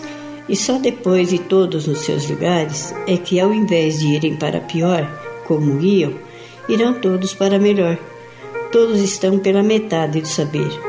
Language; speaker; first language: Portuguese; native; Portuguese